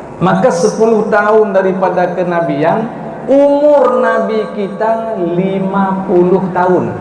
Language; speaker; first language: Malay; non-native, local second language; Achinese